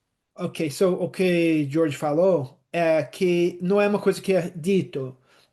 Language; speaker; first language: Portuguese; non-native, fluent; English